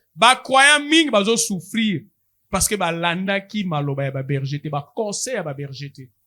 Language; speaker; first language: Lingala; non-native, local second language; Kongo